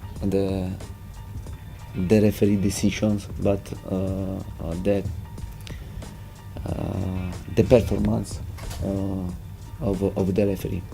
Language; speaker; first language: English; non-native, fluent; Italian